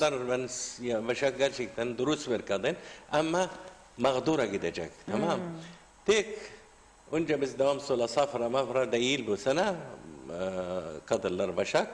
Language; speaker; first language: Turkish; non-native, learner; Arabic